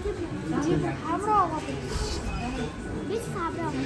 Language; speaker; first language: Mongolian; early bilingual, heritage; Mongolian